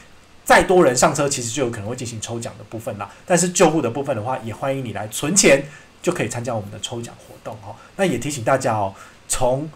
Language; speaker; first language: Chinese; native; Chinese